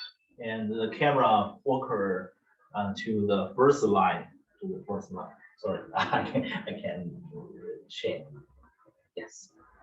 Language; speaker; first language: English; non-native, learner; Chinese